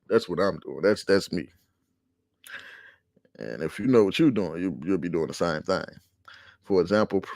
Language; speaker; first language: English; native; English